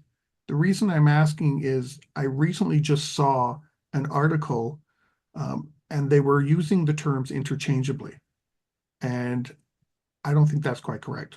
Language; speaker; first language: English; native; English